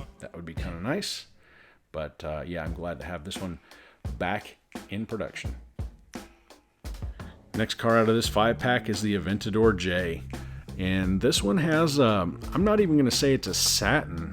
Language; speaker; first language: English; native; English